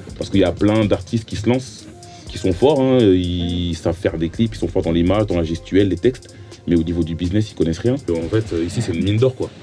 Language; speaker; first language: French; native; French